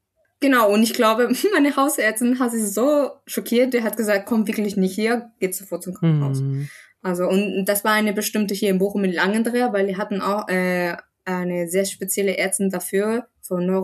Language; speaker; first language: German; non-native, fluent; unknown